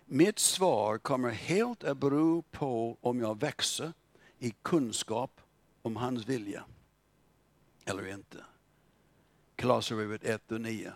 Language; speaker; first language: Swedish; non-native, fluent; English